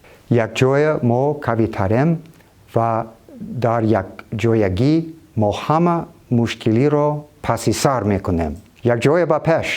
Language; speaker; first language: Tajik; non-native, fluent; English